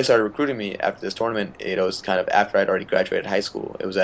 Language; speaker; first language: English; native; English